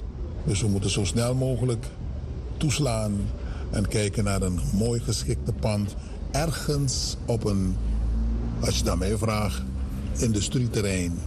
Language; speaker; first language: Dutch; native; Dutch